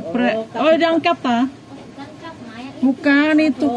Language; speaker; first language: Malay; non-native, local second language; Javanese